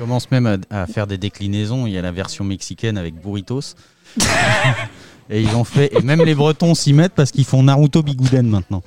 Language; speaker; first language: French; native; French